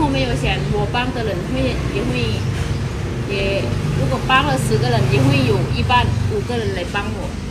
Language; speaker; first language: Chinese; non-native, fluent; Lao